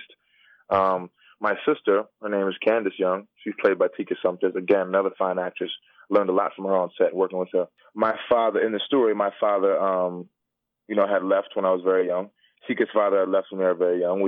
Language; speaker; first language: English; native; English